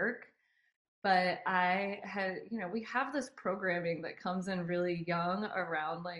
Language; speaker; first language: English; native; English